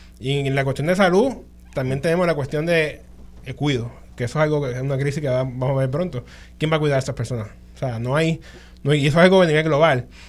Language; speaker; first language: Spanish; native; Spanish